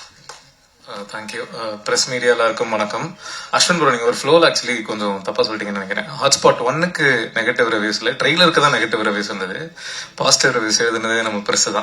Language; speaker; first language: Tamil; native; Tamil